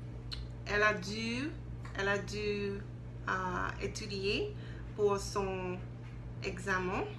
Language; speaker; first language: French; non-native, learner; English